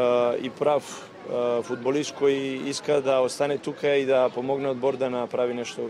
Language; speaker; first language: Bulgarian; non-native, learner; Macedonian